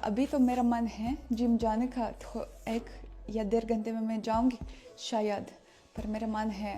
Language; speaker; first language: Hindi; non-native, fluent; Russian